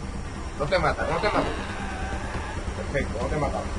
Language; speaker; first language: Spanish; native; Spanish